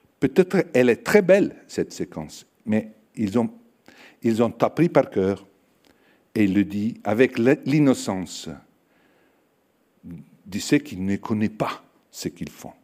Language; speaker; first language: French; non-native, fluent; Italian